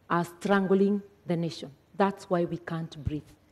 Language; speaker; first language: English; non-native, local second language; Kikuyu